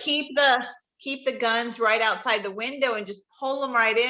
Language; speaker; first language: English; native; English